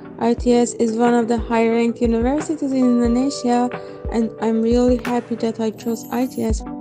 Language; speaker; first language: English; non-native, fluent; Persian